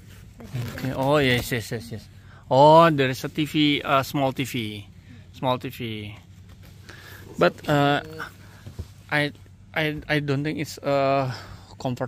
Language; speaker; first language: English; non-native, learner; Indonesian